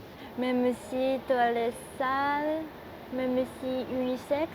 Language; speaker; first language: French; non-native, learner; Japanese